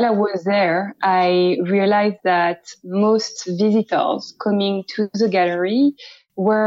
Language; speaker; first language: English; non-native, fluent; French